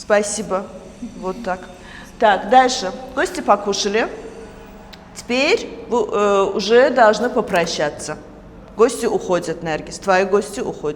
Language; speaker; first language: Russian; non-native, local second language; Azerbaijani